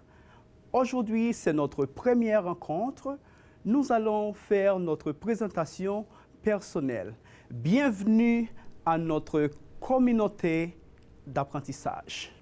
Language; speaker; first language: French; non-native, fluent; Spanish